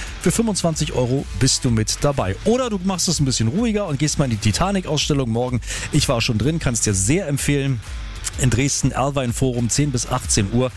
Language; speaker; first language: German; native; German